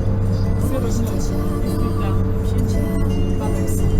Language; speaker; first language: Russian; non-native, learner; German